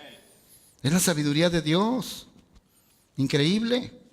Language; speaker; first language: Spanish; native; Spanish